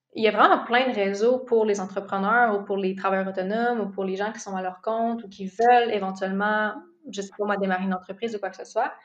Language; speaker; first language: French; native; French